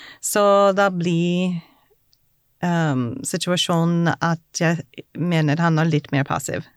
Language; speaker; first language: Norwegian; non-native, fluent; English